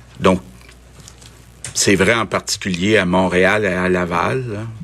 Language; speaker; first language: French; native; French